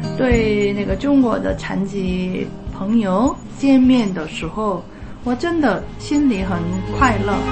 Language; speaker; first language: Chinese; non-native, fluent; Korean